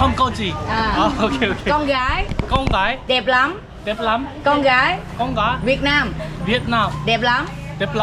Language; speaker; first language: Vietnamese; non-native, learner; Korean